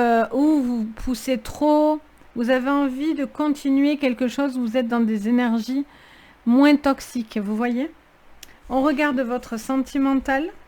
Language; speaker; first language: French; native; French